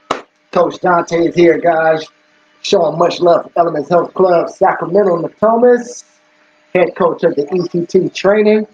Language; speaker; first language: English; native; English